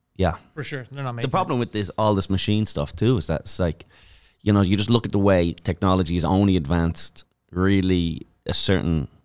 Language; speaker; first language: English; native; English